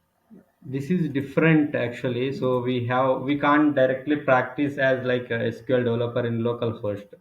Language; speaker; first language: English; non-native, local second language; Telugu